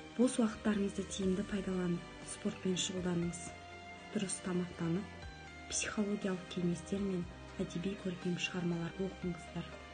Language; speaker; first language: Kazakh; native; Kazakh